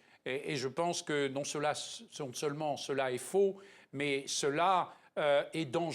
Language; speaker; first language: French; native; French